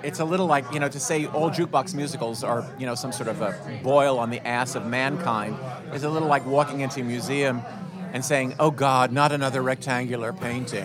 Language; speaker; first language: English; native; English